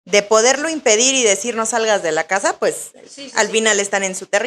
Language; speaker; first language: Spanish; native; Spanish